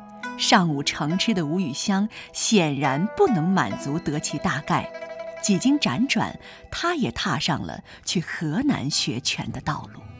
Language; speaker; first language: Chinese; native; Chinese